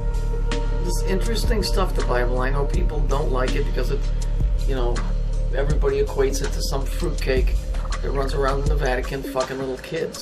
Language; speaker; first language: English; native; English